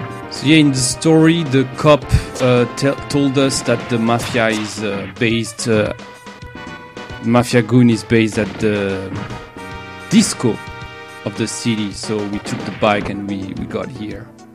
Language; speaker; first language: English; non-native, fluent; French